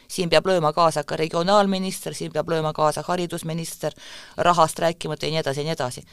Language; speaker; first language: Estonian; non-native, local second language; Russian